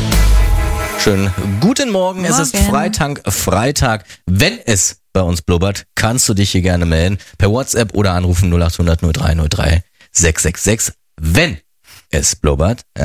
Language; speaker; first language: German; native; German